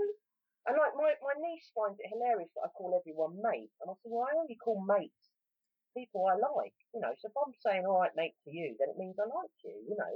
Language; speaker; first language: English; native; English